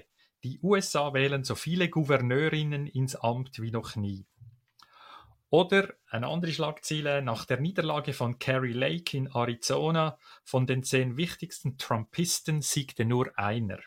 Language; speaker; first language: German; native; German